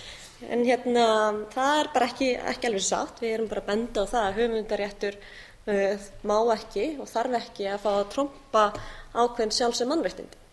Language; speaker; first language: Icelandic; native; Icelandic